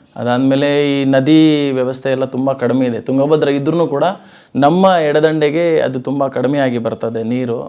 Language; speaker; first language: Kannada; non-native, local second language; Lambadi